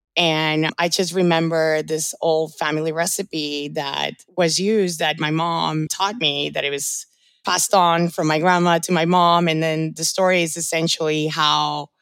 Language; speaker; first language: English; early bilingual, other home language; Spanish